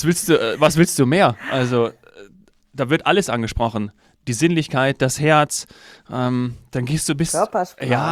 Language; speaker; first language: German; native; German